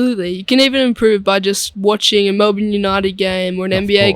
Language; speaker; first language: English; native; English